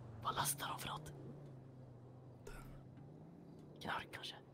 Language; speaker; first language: Swedish; native; Swedish